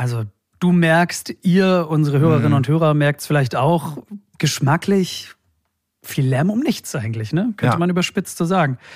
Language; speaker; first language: German; native; German